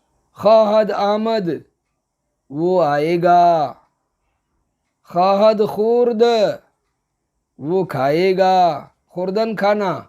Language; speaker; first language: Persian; non-native, fluent; Urdu